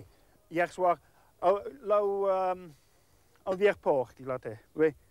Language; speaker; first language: French; non-native, learner; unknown